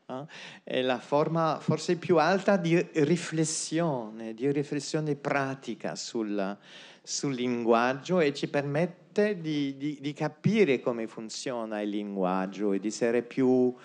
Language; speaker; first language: Italian; non-native, fluent; French